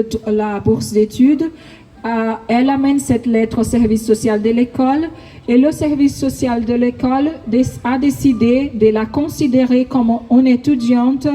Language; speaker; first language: French; non-native, fluent; Portuguese